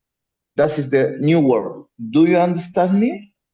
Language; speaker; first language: English; non-native, learner; Spanish